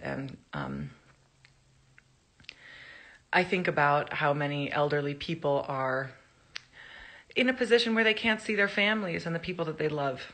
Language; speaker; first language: English; early bilingual, other home language; Spanish